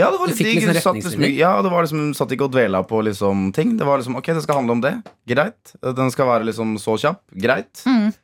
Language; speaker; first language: Norwegian; native; Norwegian